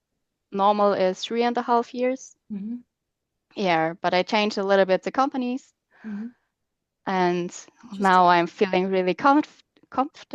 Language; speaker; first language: English; non-native, learner; German